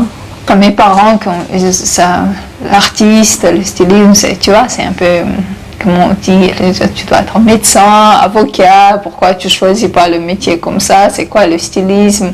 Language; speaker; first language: French; non-native, fluent; Chechen